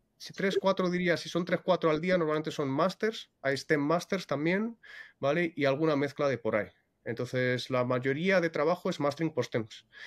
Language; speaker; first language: Spanish; non-native, fluent; Russian